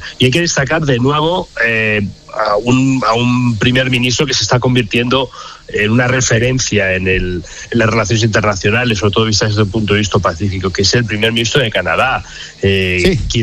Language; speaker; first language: Spanish; native; Spanish